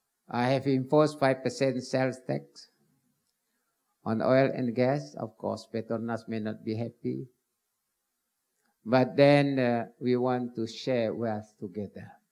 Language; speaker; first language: English; non-native, local second language; Malay